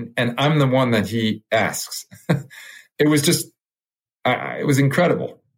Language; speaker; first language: English; early bilingual, other home language; French